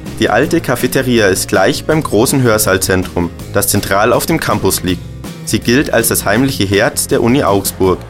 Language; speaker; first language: German; native; German